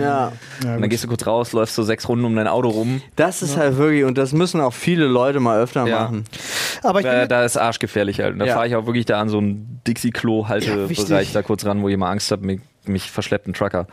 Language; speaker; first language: German; native; German